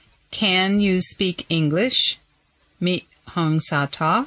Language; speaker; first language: English; non-native, fluent; Mon